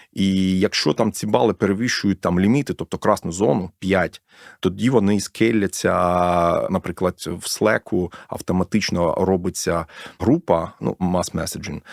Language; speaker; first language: Ukrainian; non-native, local second language; Russian